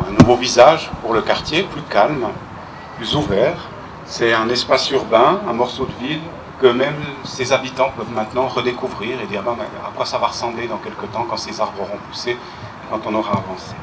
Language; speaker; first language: French; native; French